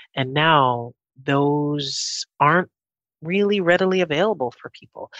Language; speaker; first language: English; native; English